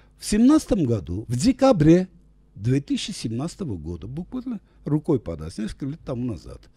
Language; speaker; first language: Russian; non-native, local second language; Armenian